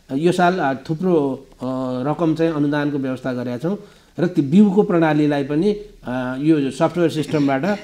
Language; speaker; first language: Nepali; native; Nepali